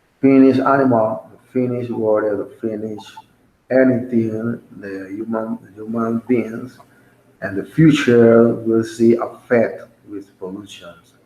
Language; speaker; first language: English; non-native, learner; Spanish